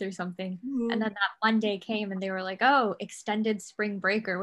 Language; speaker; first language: English; native; English